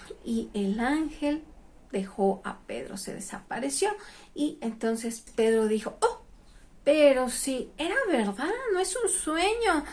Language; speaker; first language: Spanish; native; Spanish